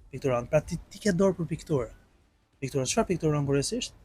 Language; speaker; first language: Albanian; native; Albanian